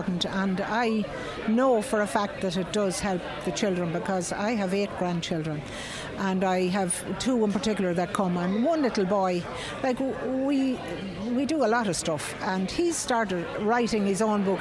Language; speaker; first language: English; native; English